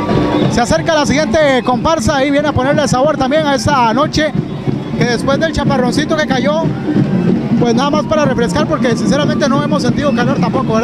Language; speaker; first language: Spanish; native; Spanish